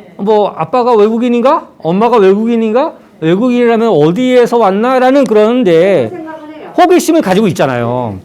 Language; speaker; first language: Korean; native; Korean